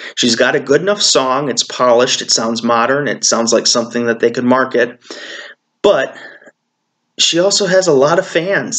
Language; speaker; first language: English; native; English